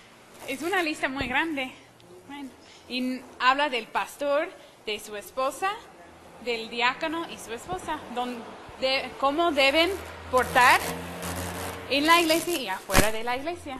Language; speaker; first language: Spanish; non-native, fluent; English